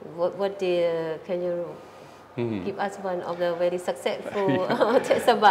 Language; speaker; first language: English; non-native, fluent; Thai